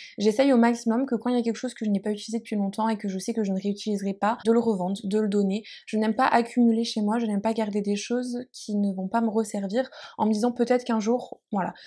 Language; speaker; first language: French; native; French